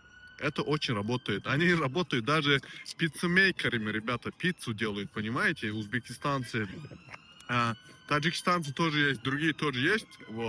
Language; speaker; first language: Russian; non-native, local second language; Tajik